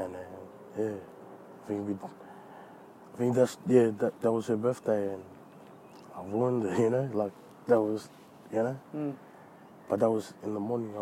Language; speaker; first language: English; native; English